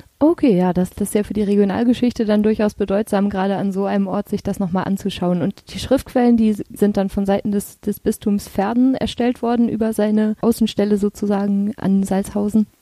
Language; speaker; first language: German; native; German